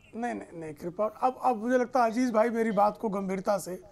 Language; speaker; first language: Hindi; native; Hindi